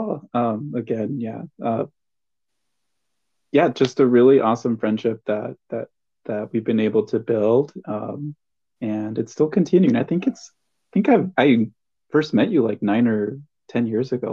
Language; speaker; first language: English; early bilingual, other home language; Spanish